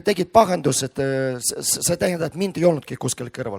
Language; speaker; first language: Estonian; non-native, fluent; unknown